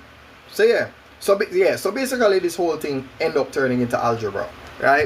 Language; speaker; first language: English; native; English